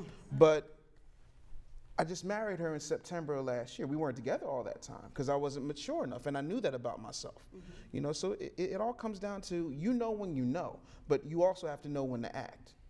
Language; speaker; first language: English; native; English